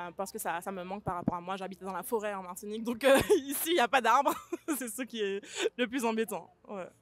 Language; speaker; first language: French; native; French